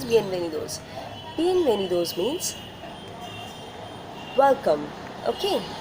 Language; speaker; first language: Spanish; non-native, fluent; Bangla